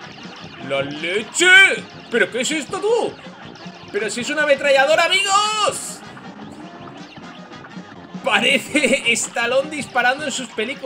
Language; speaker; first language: Spanish; native; Spanish